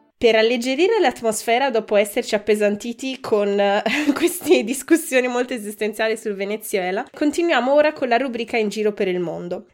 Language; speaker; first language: Italian; native; Italian